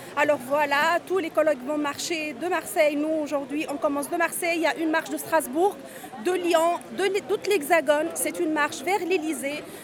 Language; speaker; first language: French; non-native, local second language; Arabic